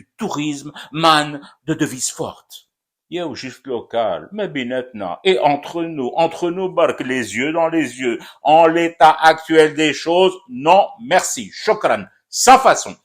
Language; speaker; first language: French; non-native, local second language; Arabic